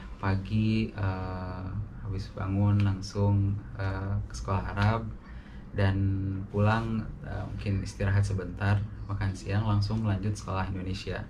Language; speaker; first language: Indonesian; early bilingual, heritage; Indonesian